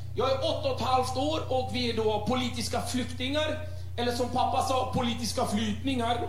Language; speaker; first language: Swedish; early bilingual, other home language; Arabic